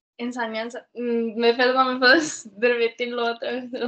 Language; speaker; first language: Spanish; early bilingual, heritage; Spanish